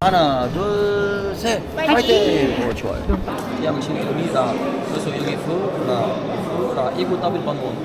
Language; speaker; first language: Korean; non-native, learner; Arabic